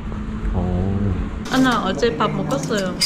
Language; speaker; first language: Korean; non-native, learner; Vietnamese